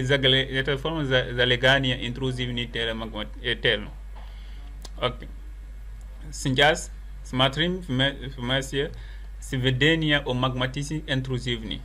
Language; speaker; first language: Russian; non-native, learner; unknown